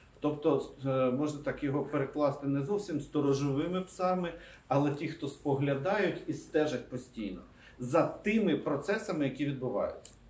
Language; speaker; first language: Ukrainian; non-native, local second language; Russian